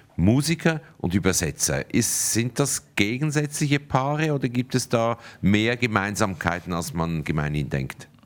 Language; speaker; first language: German; native; German